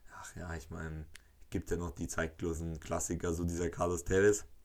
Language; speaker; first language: German; native; German